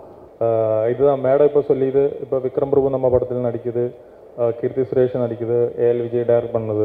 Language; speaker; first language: Tamil; non-native, learner; Malayalam